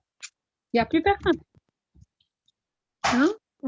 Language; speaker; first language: French; non-native, local second language; Arabic